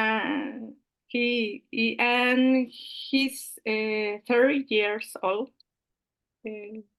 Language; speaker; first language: English; non-native, learner; Spanish